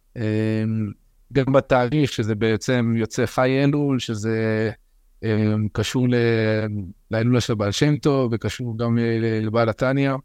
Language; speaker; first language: Hebrew; early bilingual, other home language; French